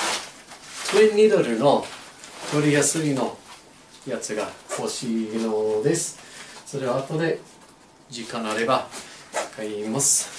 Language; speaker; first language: Japanese; non-native, learner; English